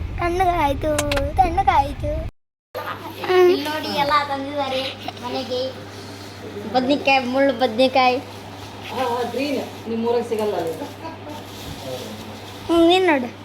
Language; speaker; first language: Kannada; native; Kannada